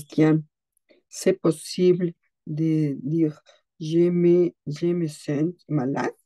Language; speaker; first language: French; non-native, learner; Spanish